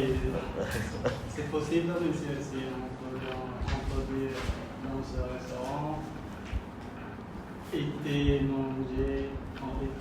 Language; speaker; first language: French; non-native, learner; Khmer